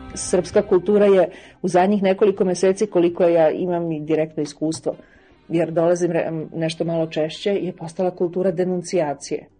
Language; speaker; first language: Serbian; native; Serbian